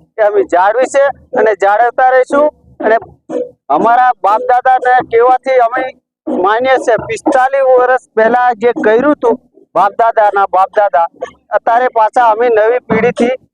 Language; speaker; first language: Gujarati; non-native, local second language; Rathawi